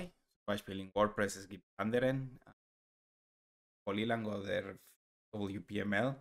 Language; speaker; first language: German; non-native, learner; Spanish